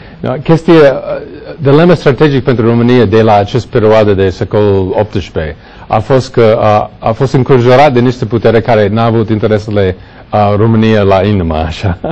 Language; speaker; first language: Romanian; non-native, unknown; English